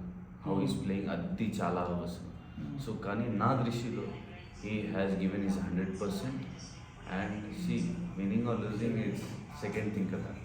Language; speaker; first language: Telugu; non-native, learner; Hindi